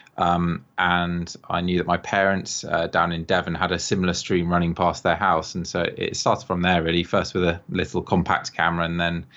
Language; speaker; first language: English; native; English